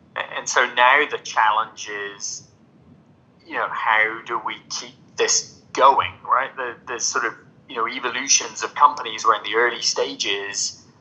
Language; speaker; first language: English; native; English